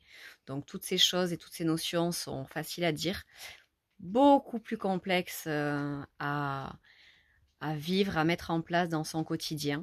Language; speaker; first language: French; native; French